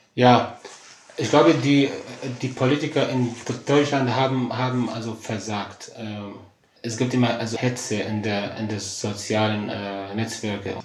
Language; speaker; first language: German; non-native, fluent; Arabic